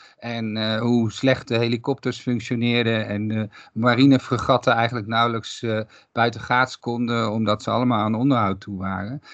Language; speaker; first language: Dutch; native; Dutch